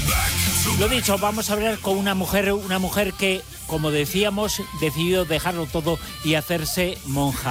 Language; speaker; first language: Spanish; native; Spanish